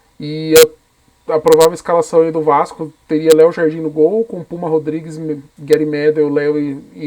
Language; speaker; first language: Portuguese; native; Portuguese